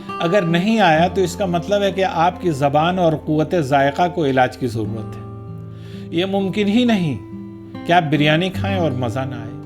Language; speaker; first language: Urdu; native; Urdu